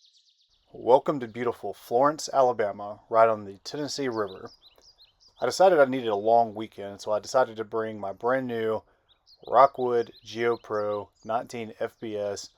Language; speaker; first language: English; native; English